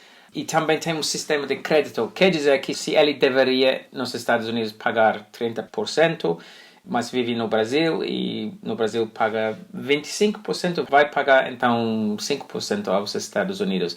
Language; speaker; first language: Portuguese; non-native, fluent; English